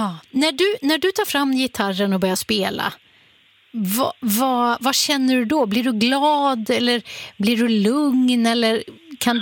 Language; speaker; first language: Swedish; native; Swedish